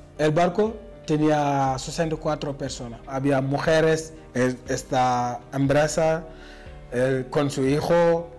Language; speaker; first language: Spanish; non-native, learner; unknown